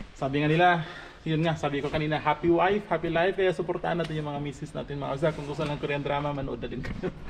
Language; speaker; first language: Filipino; non-native, local second language; Cebuano